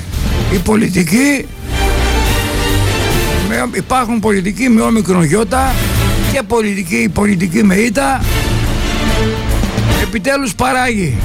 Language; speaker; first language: Greek; native; Greek